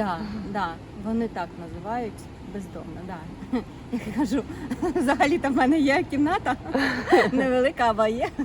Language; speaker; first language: Ukrainian; non-native, local second language; Russian